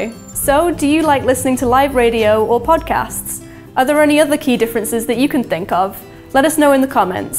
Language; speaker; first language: English; native; English